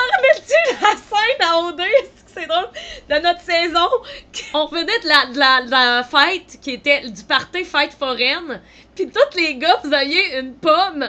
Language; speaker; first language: French; native; French